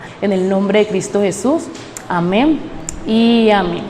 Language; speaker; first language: Spanish; native; Spanish